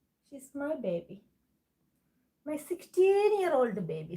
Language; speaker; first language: English; non-native, local second language; Malayalam